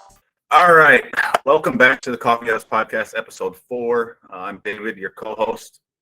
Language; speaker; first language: English; native; English